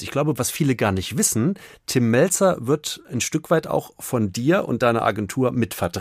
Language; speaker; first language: German; native; German